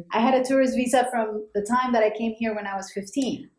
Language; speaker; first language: English; non-native, fluent; Spanish